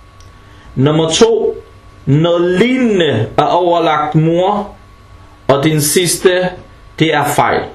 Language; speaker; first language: Danish; non-native, fluent; Arabic